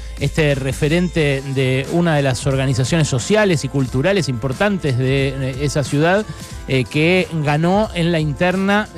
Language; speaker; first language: Spanish; native; Spanish